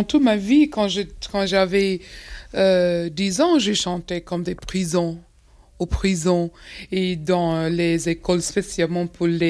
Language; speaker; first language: French; non-native, fluent; English